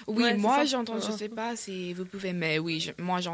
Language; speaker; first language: French; non-native, learner; English